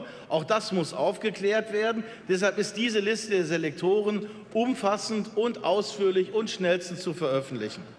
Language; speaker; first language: German; native; German